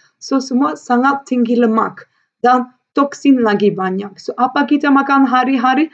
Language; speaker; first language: Malay; non-native, fluent; Dutch